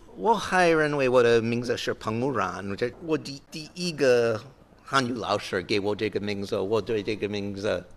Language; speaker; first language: Chinese; non-native, learner; English